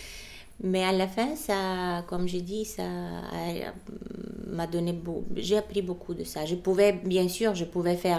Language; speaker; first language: French; non-native, fluent; Bulgarian